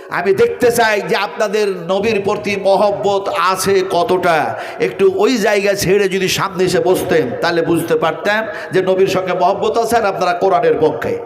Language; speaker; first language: Bangla; non-native, local second language; Urdu